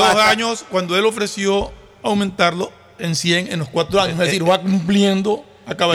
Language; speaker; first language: Spanish; native; Spanish